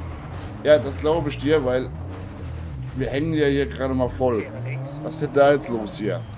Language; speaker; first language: German; native; German